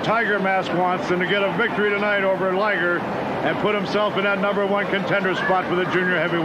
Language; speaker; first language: English; native; English